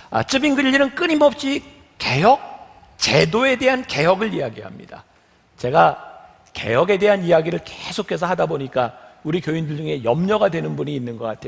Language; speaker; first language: Korean; native; Korean